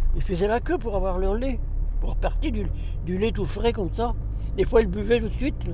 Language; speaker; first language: French; native; French